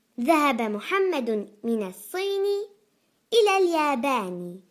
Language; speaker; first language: Arabic; non-native, learner; Turkish